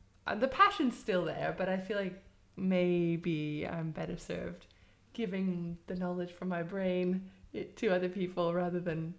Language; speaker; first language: English; native; English